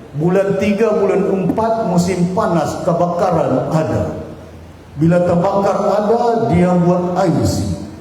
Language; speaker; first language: Malay; native; Malay